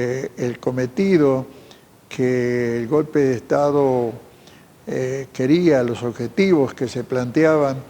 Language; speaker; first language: Spanish; native; Spanish